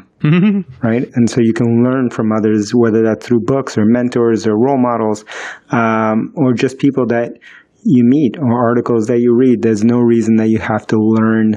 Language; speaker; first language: English; early bilingual, other home language; Spanish